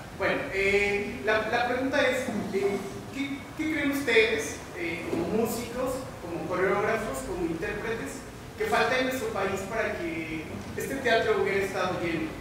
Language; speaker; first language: Spanish; native; Spanish